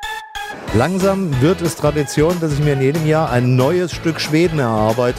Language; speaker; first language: German; native; German